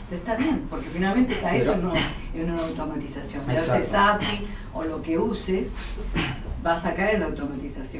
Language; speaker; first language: Spanish; native; Spanish